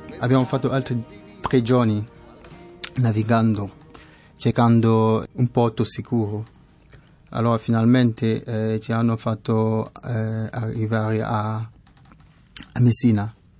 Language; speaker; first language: Italian; non-native, fluent; French